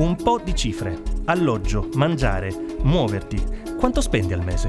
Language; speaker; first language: Italian; native; Italian